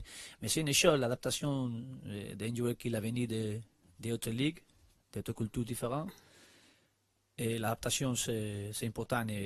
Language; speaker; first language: French; non-native, learner; Spanish